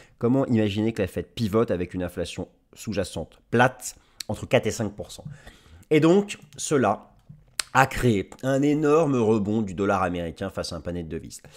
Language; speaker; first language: French; native; French